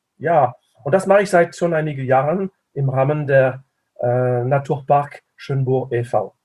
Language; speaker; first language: German; non-native, fluent; French